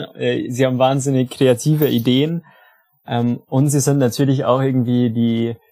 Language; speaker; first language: German; native; German